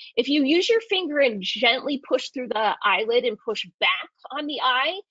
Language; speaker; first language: English; native; English